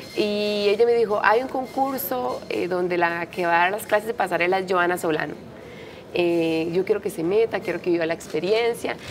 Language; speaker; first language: Spanish; native; Spanish